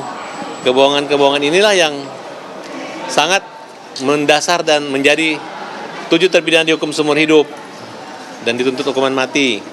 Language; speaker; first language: Indonesian; native; Indonesian